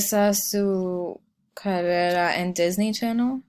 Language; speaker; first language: Spanish; non-native, learner; English